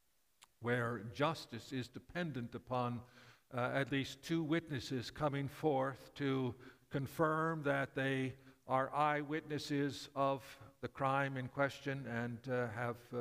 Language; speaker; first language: English; native; English